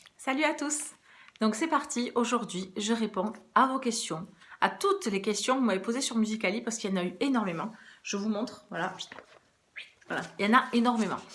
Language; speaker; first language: French; early bilingual, other home language; Portuguese